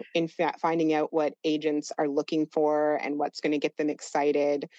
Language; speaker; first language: English; native; English